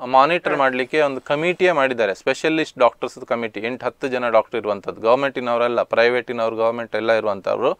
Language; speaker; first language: Kannada; native; Kannada